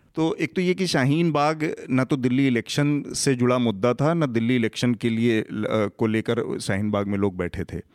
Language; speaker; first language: Hindi; non-native, local second language; Marathi